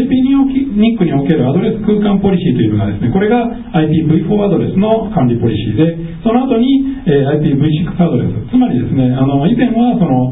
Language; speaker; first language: Japanese; native; Japanese